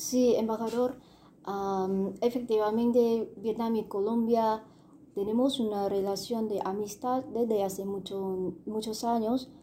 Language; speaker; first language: Spanish; non-native, fluent; Vietnamese